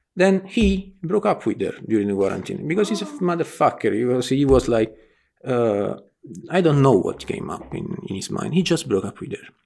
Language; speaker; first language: English; non-native, fluent; Italian